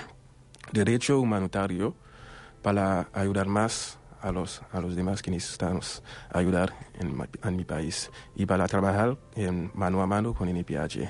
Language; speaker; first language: Spanish; non-native, local second language; Haitian Creole